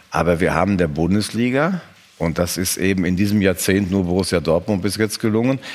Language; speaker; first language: German; native; German